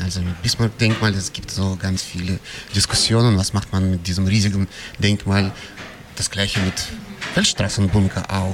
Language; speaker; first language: German; non-native, fluent; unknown